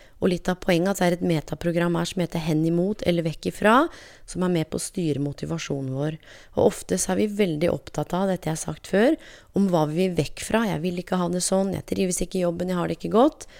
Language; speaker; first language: Norwegian; native; Norwegian